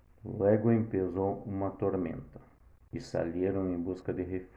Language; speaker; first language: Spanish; non-native, learner; Portuguese